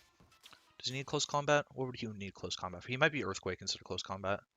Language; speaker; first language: English; native; English